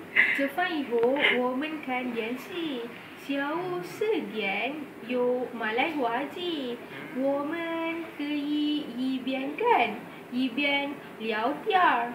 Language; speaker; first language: Chinese; non-native, learner; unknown